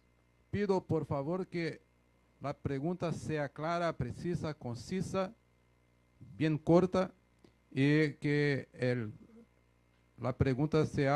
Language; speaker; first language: Spanish; non-native, fluent; Portuguese